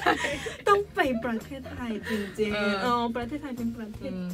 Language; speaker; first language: Thai; non-native, learner; Korean